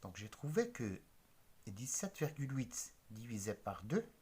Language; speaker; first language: French; non-native, local second language; Arabic